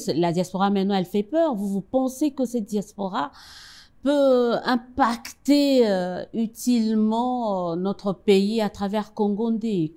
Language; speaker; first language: French; non-native, local second language; Lingala